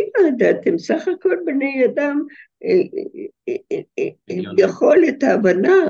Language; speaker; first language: Hebrew; non-native, fluent; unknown